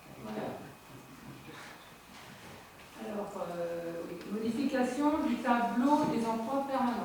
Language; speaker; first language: French; native; French